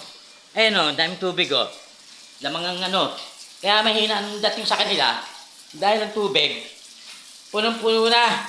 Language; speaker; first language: Filipino; native; Filipino